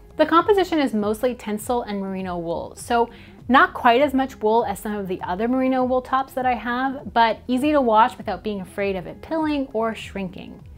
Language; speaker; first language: English; native; English